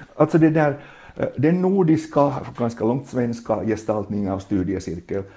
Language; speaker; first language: Swedish; native; Swedish